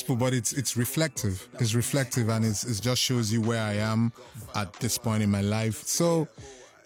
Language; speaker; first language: English; non-native, local second language; Igbo